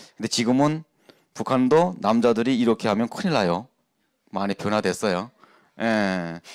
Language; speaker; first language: Korean; native; Korean